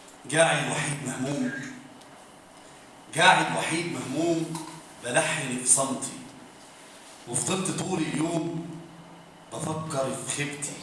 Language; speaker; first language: Arabic; native; Arabic